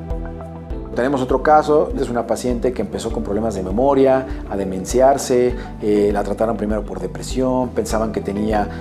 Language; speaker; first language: Spanish; native; Spanish